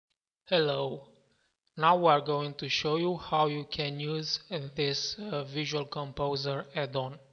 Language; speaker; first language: English; non-native, fluent; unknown